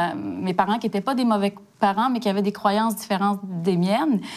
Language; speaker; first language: French; native; French